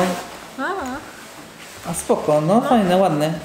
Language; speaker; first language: Polish; native; Polish